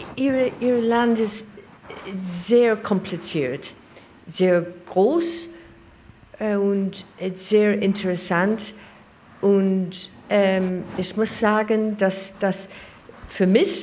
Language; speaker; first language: German; non-native, learner; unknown